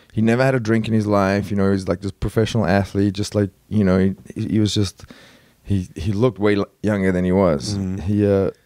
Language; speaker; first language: English; native; English